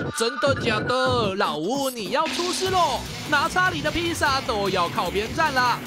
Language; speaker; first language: Chinese; native; Chinese